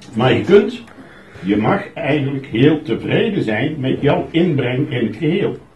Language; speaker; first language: Dutch; native; Dutch